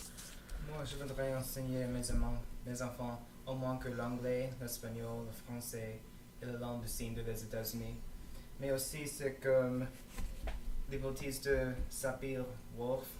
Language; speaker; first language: French; non-native, learner; English